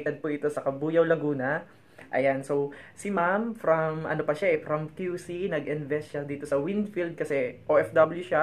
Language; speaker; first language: Filipino; native; Filipino